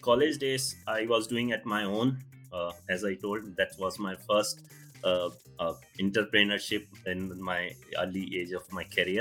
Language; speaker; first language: English; non-native, local second language; Hindi